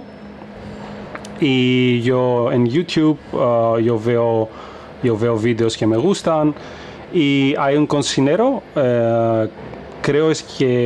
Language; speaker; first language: Spanish; non-native, fluent; Greek